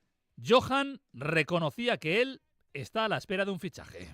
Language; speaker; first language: Spanish; native; Spanish